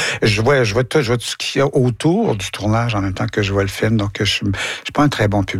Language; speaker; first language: French; native; French